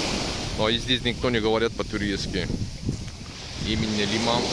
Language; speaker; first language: Russian; non-native, learner; Turkish